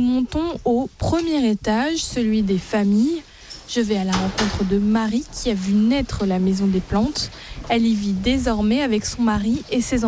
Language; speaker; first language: French; native; French